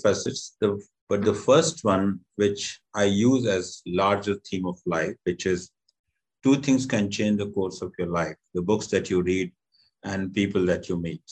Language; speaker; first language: English; non-native, local second language; Hindi